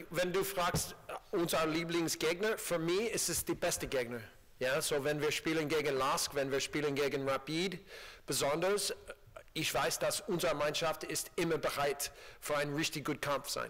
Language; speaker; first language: German; non-native, learner; English